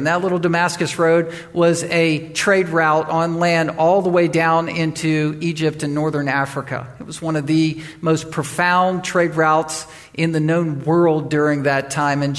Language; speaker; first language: English; native; English